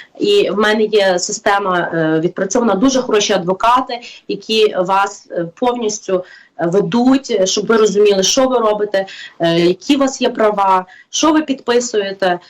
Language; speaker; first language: Ukrainian; native; Ukrainian